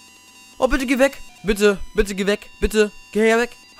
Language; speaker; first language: German; native; German